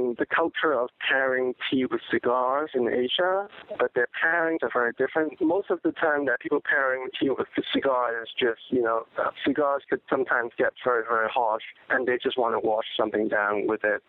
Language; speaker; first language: English; non-native, local second language; Cantonese